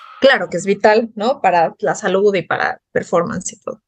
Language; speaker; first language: Spanish; native; Spanish